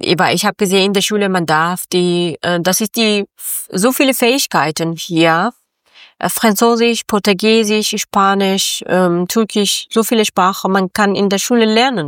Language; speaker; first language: German; non-native, learner; Persian